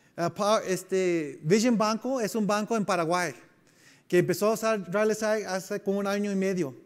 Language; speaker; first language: Spanish; early bilingual, heritage; Spanish